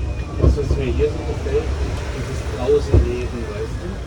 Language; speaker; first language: German; native; German